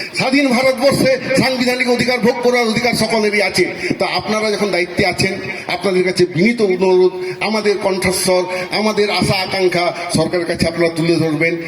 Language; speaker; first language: Bangla; non-native, local second language; Santali